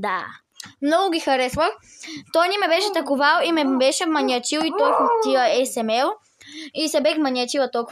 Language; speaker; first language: Bulgarian; early bilingual, other home language; Russian